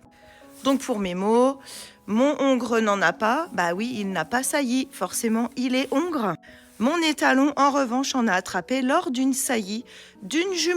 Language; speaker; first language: French; native; French